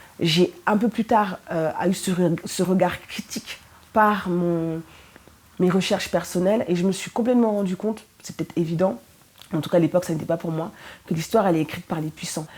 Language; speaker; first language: French; early bilingual, other home language; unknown